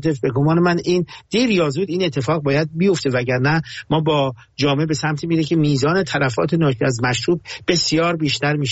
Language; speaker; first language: Persian; native; Persian